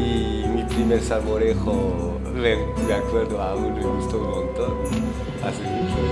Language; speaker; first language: Spanish; non-native, fluent; French